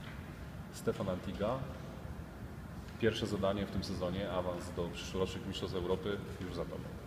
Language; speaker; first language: Polish; native; Polish